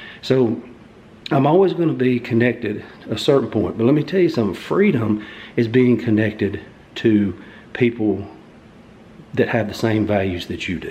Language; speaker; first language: English; native; English